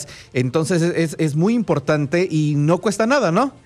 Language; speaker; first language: Spanish; native; Spanish